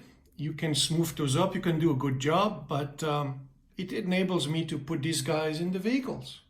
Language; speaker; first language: English; native; English